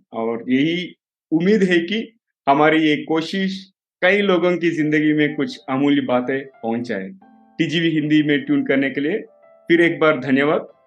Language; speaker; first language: Hindi; non-native, local second language; Telugu